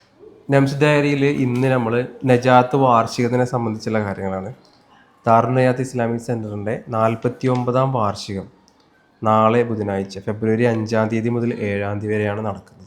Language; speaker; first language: Malayalam; native; Malayalam